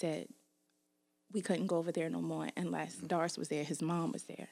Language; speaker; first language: English; native; English